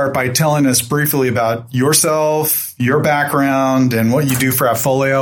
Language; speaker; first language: English; native; English